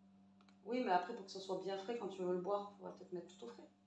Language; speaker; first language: French; native; French